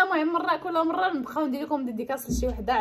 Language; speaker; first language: Arabic; native; Arabic